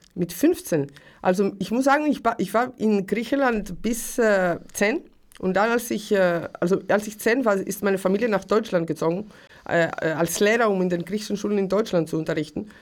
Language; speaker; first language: German; early bilingual, other home language; Greek